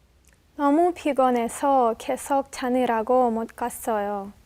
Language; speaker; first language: Korean; non-native, learner; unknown